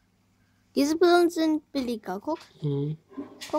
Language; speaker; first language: German; early bilingual, other home language; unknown